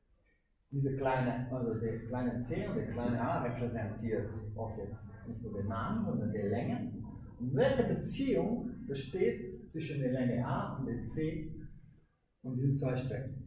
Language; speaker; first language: German; non-native, fluent; Hungarian